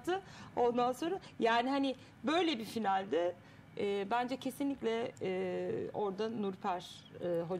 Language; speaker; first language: Turkish; native; Turkish